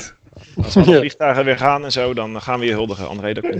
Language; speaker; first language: Dutch; native; Dutch